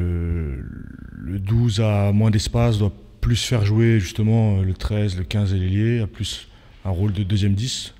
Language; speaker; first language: French; native; French